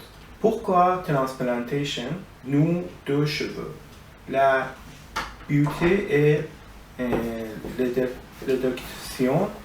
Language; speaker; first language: French; non-native, learner; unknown